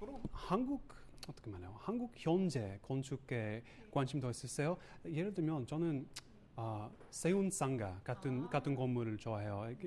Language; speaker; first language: Korean; non-native, learner; English